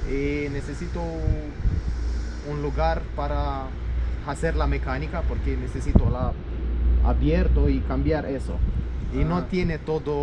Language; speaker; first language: Spanish; non-native, learner; Romanian